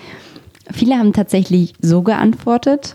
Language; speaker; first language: German; native; German